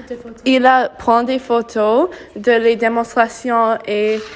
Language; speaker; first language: French; non-native, learner; English